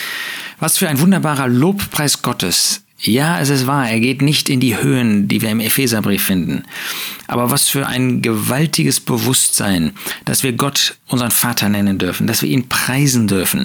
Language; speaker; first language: German; native; German